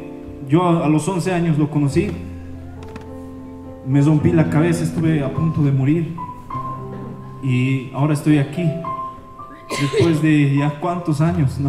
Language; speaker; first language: Spanish; native; Spanish